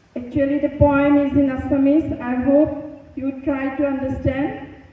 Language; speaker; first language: English; non-native, local second language; Assamese